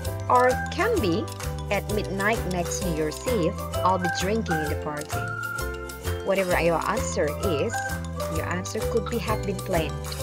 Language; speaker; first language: English; non-native, fluent; Indonesian